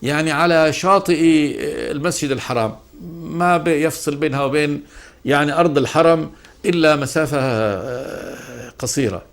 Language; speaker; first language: Arabic; native; Arabic